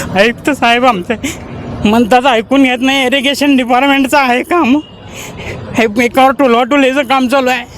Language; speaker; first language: Marathi; native; Marathi